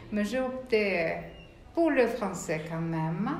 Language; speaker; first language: French; non-native, fluent; Russian